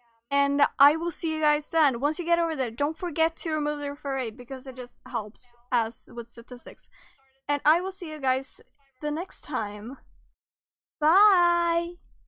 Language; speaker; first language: English; non-native, fluent; Swedish